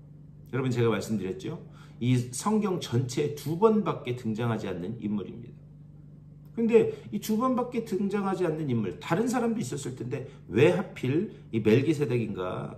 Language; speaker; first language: Korean; native; Korean